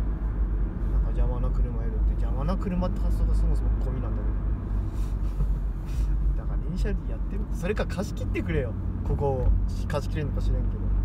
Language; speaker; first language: Japanese; native; Japanese